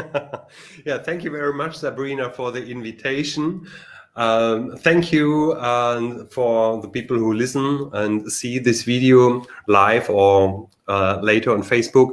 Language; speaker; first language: English; non-native, learner; German